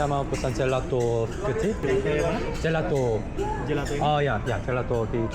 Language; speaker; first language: Indonesian; non-native, learner; Korean